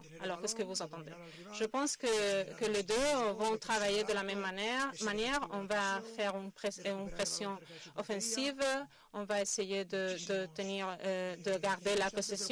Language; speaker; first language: French; non-native, fluent; Spanish